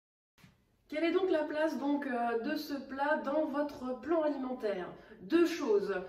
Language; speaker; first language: French; native; French